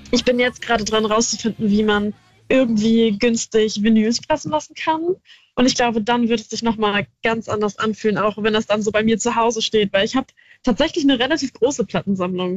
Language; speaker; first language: German; native; German